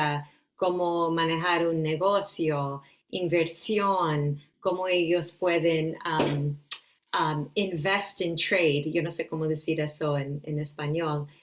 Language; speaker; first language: Spanish; early bilingual, heritage; Spanish